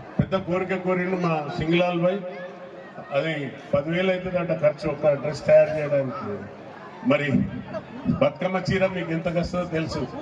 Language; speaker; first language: Telugu; native; Telugu